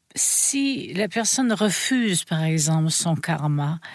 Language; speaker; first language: French; native; French